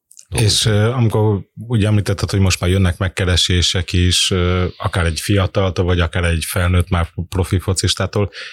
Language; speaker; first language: Hungarian; native; Hungarian